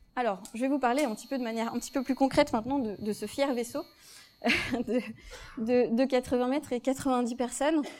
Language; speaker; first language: French; native; French